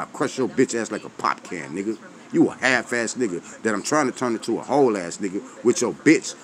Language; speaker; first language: English; native; English